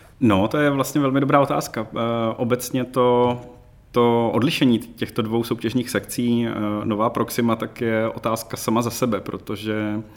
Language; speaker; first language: Czech; native; Czech